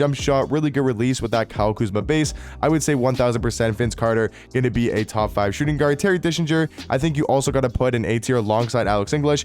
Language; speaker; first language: English; native; English